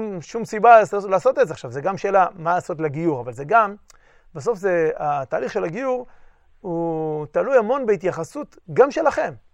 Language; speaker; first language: Hebrew; native; Hebrew